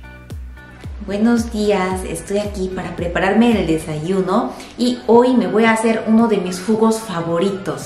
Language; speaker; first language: Spanish; non-native, fluent; Korean